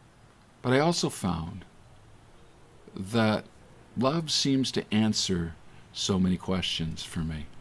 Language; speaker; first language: English; native; English